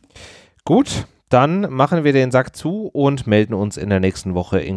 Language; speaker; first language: German; native; German